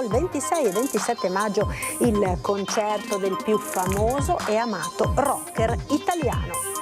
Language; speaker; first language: Italian; native; Italian